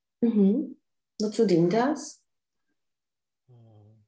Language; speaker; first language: German; non-native, fluent; Czech